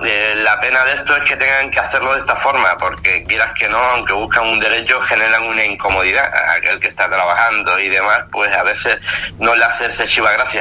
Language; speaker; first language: Spanish; native; Spanish